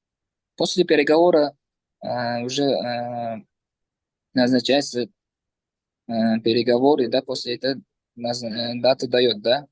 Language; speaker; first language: Russian; non-native, learner; Uzbek